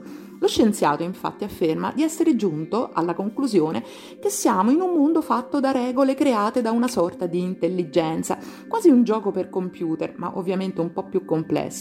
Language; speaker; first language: Italian; native; Italian